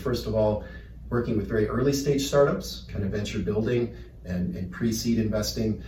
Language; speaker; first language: English; native; English